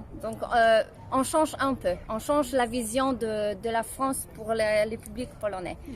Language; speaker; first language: French; non-native, fluent; Polish